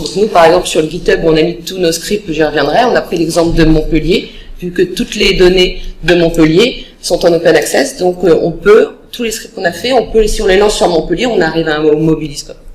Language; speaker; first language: French; native; French